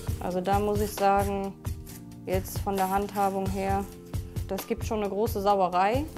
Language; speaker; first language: German; native; German